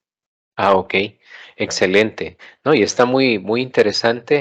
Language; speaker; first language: Spanish; native; Spanish